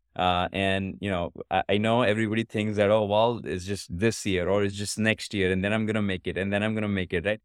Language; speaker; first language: English; non-native, local second language; Gujarati